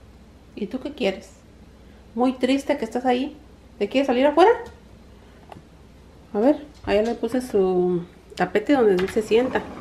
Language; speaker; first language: Spanish; native; Spanish